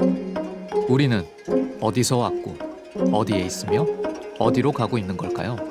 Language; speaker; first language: Korean; native; Korean